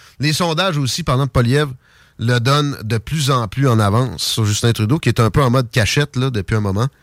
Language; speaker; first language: French; native; French